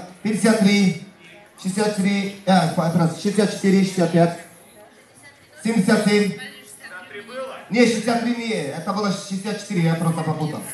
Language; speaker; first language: Russian; non-native, learner; Turkish